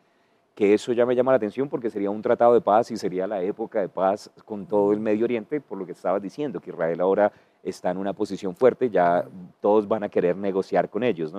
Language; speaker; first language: Spanish; native; Spanish